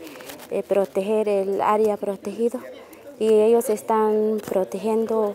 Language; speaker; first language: Spanish; non-native, local second language; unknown